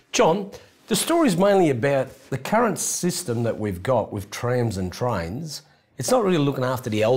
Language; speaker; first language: English; native; English